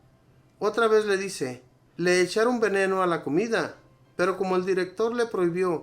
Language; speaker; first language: Spanish; native; Spanish